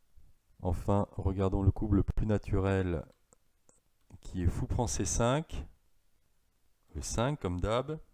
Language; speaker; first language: French; native; French